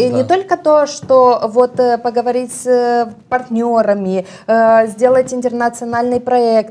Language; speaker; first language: Russian; non-native, local second language; Romanian